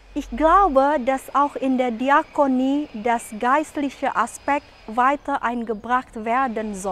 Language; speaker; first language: German; non-native, fluent; Indonesian